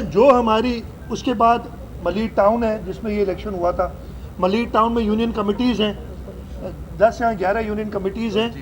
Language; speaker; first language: Urdu; non-native, local second language; Sindhi